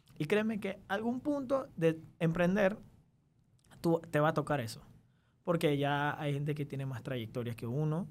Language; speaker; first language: Spanish; early bilingual, other home language; Chinese